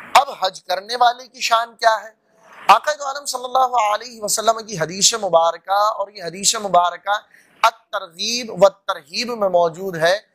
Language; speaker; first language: Urdu; native; Urdu